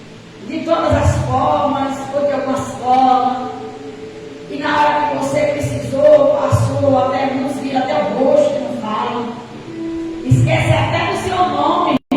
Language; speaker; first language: Portuguese; native; Portuguese